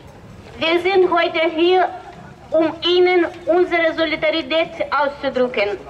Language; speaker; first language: German; non-native, learner; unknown